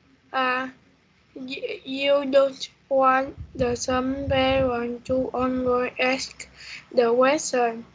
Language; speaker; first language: English; non-native, learner; Vietnamese